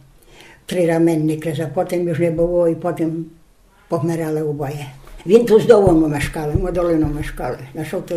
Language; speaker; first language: Polish; non-native, local second language; Rusyn